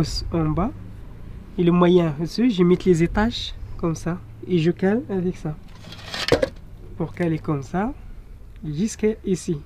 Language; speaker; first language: French; non-native, learner; Arabic